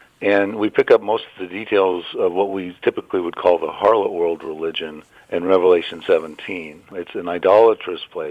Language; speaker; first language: English; native; English